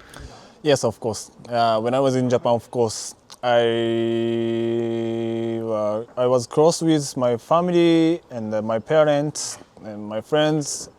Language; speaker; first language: English; non-native, learner; Japanese